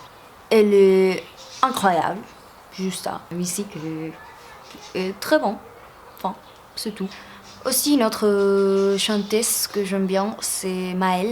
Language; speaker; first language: French; non-native, fluent; Spanish